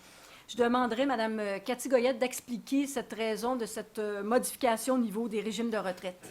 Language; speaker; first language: French; native; French